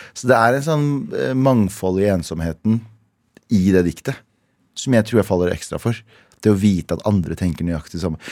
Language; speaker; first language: Norwegian; early bilingual, other home language; Kurdish